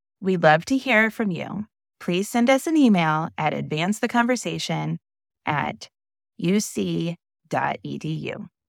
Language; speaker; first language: English; native; English